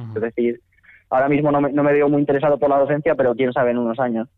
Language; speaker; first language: Spanish; native; Spanish